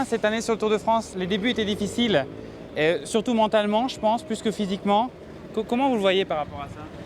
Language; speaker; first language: French; native; French